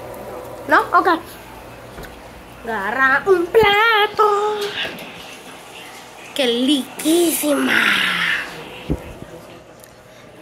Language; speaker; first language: Spanish; early bilingual, heritage; Spanish